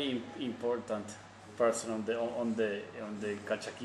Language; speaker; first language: English; non-native, learner; Spanish